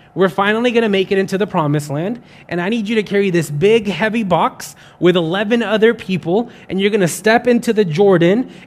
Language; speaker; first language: English; native; English